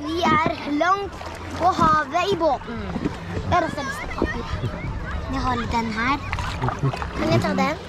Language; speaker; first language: Swedish; early bilingual, other home language; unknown